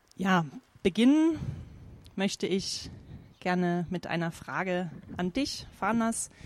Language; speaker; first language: German; native; German